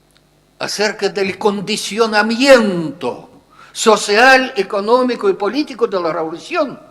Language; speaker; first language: Spanish; non-native, fluent; Russian